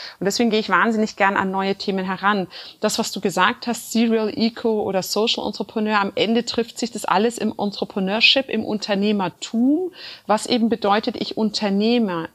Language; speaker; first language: German; early bilingual, other home language; Turkish